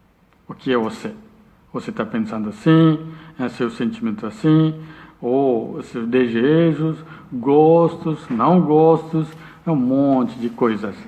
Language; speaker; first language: Portuguese; non-native, learner; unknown